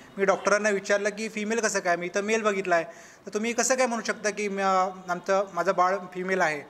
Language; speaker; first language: Marathi; native; Marathi